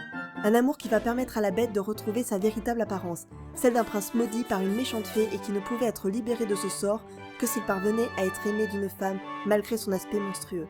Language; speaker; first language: French; native; French